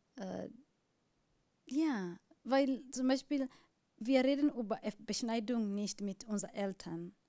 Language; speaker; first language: German; non-native, learner; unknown